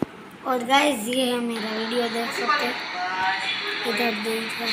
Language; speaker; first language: Hindi; non-native, local second language; Gujarati